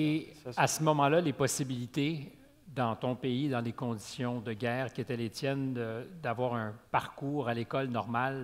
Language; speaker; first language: French; native; French